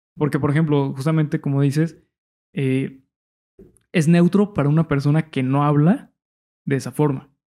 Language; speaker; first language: Spanish; native; Spanish